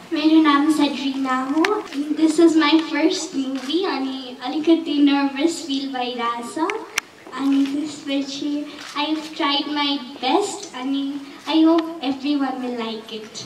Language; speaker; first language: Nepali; early bilingual, heritage; Nepali